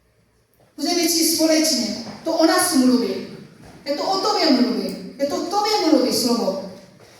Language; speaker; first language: Czech; non-native, learner; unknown